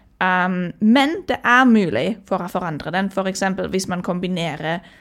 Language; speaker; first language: Norwegian; non-native, fluent; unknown